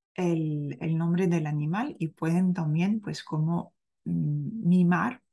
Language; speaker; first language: Spanish; non-native, fluent; French